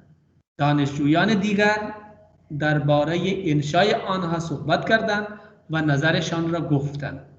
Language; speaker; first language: Persian; non-native, fluent; Urdu